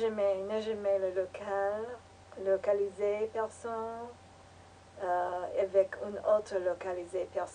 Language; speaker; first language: French; non-native, learner; English